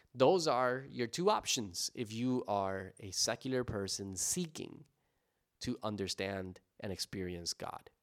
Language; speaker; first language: English; native; English